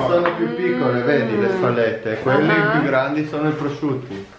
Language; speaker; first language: Italian; native; Italian